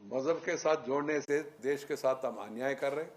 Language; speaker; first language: Hindi; non-native, local second language; Telugu